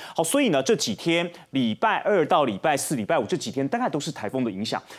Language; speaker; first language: Chinese; native; Chinese